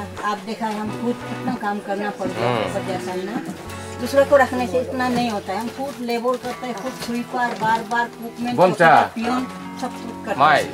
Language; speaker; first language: Hindi; non-native, local second language; Assamese